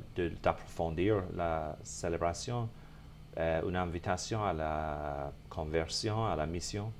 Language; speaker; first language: French; non-native, fluent; English